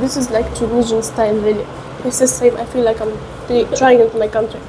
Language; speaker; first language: English; non-native, local second language; Arabic